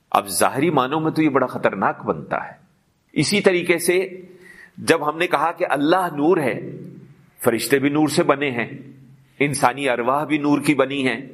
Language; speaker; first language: Urdu; non-native, local second language; Punjabi